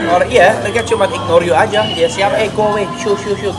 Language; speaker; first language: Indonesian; non-native, fluent; English